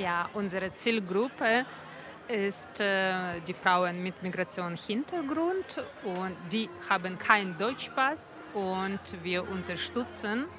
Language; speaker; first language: German; non-native, learner; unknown